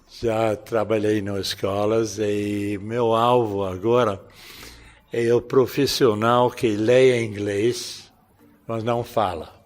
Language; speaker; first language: Portuguese; non-native, fluent; English